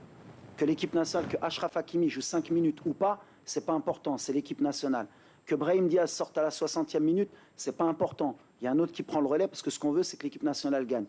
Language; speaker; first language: French; native; French